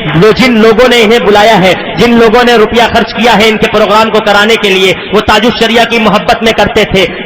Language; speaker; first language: Urdu; native; Urdu